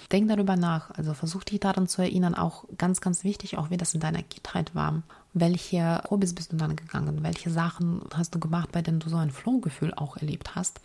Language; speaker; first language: German; non-native, fluent; Ukrainian